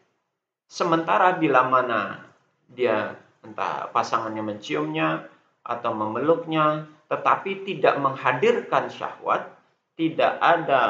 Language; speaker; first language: Indonesian; native; Indonesian